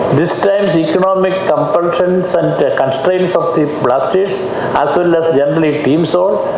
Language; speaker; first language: English; non-native, local second language; Malayalam